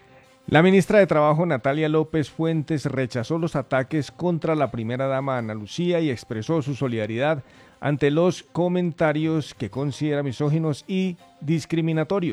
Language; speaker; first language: Spanish; native; Spanish